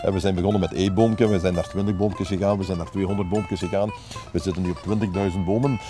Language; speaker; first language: Dutch; native; Dutch